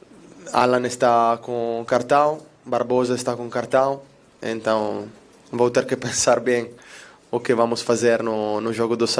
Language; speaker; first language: Portuguese; non-native, learner; Italian